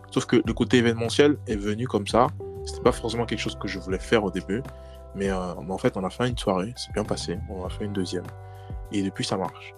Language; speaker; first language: French; native; French